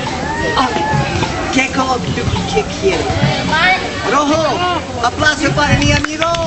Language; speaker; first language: Spanish; non-native, learner; English